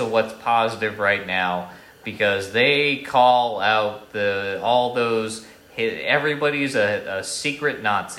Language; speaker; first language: English; native; English